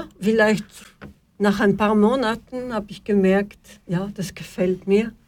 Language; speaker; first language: German; non-native, fluent; Dutch